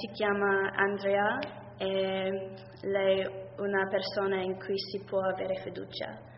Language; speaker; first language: Italian; non-native, learner; English